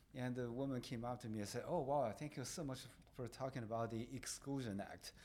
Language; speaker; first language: English; non-native, fluent; Chinese